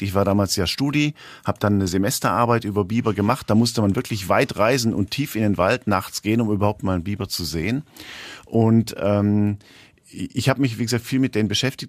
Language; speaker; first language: German; native; German